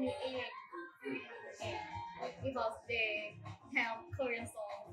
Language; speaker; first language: English; non-native, learner; Thai